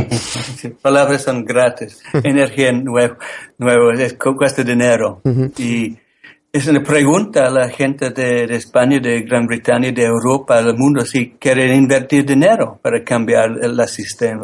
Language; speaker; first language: Spanish; non-native, learner; English